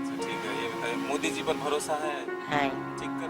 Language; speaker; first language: Hindi; native; Hindi